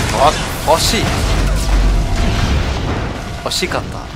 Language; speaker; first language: Japanese; non-native, learner; German